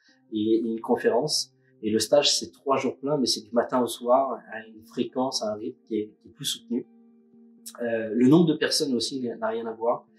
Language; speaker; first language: French; native; French